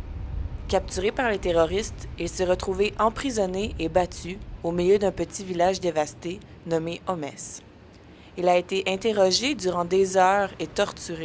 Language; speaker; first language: French; native; French